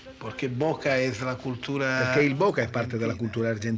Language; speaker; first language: Italian; native; Italian